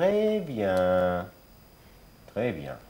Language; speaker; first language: French; non-native, fluent; Arabic